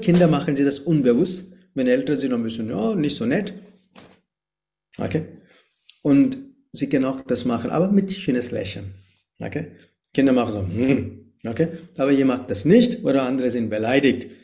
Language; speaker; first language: German; non-native, fluent; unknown